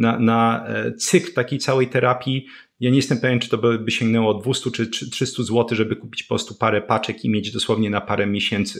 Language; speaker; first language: Polish; native; Polish